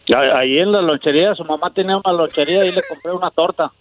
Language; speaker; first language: Spanish; native; Spanish